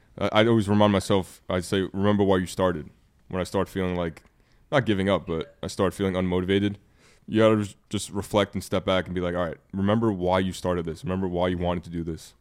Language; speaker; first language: English; native; English